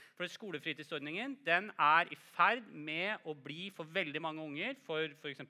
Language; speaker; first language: Norwegian; native; Norwegian